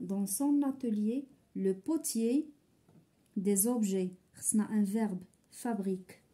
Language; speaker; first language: French; non-native, local second language; Arabic